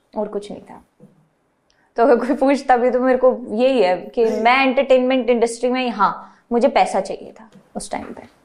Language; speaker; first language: Hindi; native; Hindi